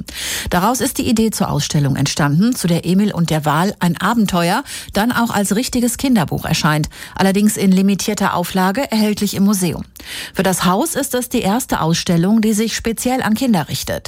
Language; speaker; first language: German; native; German